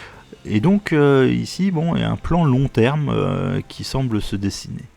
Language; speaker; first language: French; native; French